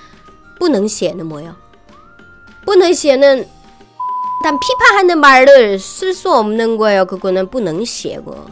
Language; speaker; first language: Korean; non-native, fluent; Chinese